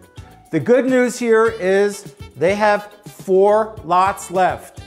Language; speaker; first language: English; native; English